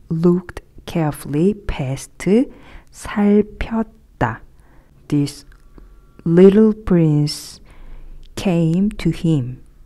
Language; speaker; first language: English; non-native, fluent; Korean